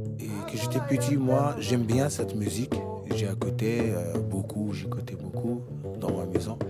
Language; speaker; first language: French; non-native, learner; Arabic